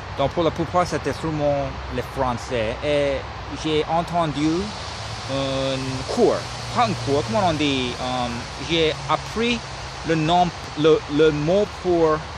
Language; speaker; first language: French; non-native, learner; English